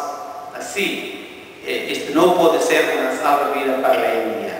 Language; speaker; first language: Spanish; non-native, fluent; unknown